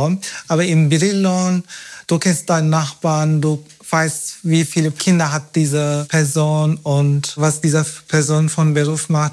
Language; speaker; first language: German; non-native, fluent; Turkish